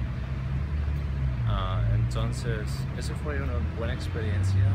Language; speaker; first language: Spanish; non-native, fluent; English